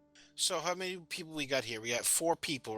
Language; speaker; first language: English; native; English